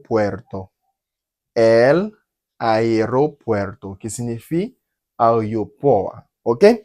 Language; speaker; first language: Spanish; non-native, learner; Haitian Creole